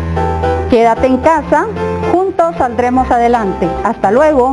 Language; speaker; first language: Spanish; native; Spanish